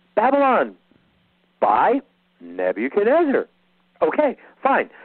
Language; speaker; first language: English; native; English